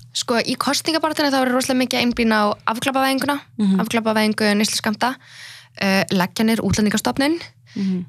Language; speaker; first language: Icelandic; early bilingual, other home language; Central Kurdish